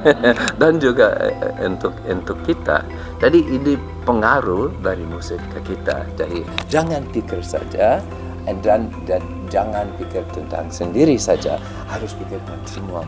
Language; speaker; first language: Indonesian; non-native, fluent; English